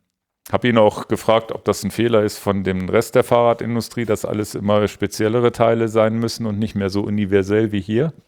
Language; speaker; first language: German; native; German